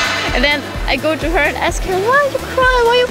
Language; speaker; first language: English; non-native, fluent; German